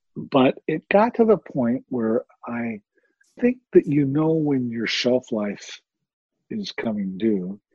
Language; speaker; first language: English; native; English